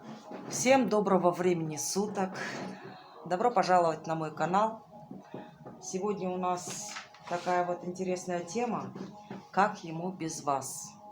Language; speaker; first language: Russian; native; Russian